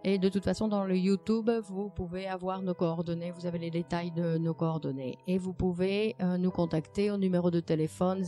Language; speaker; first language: French; native; French